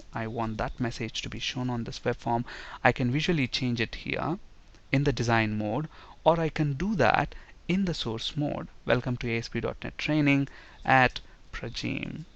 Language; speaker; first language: English; non-native, local second language; Telugu